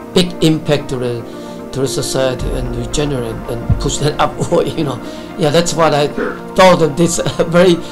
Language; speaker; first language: English; non-native, fluent; Chinese